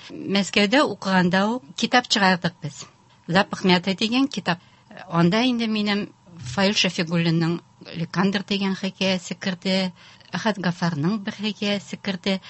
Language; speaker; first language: Tatar; native; Tatar